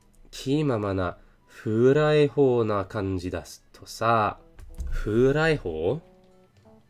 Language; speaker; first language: Japanese; non-native, learner; English